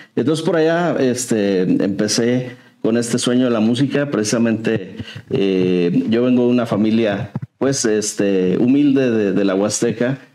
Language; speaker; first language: Spanish; native; Spanish